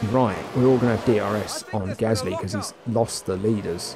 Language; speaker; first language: English; native; English